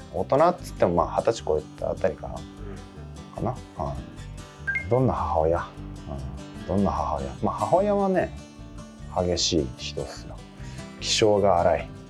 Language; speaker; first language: Japanese; native; Japanese